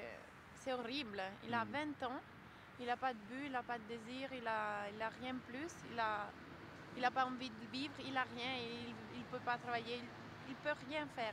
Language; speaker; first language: French; non-native, local second language; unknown